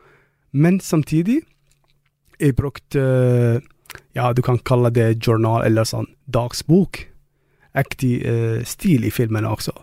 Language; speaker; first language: Norwegian; non-native, fluent; Arabic